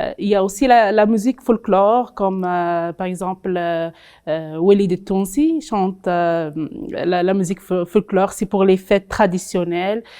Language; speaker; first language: French; non-native, local second language; Arabic